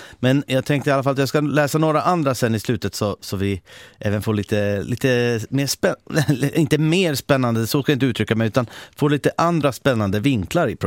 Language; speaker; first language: Swedish; native; Swedish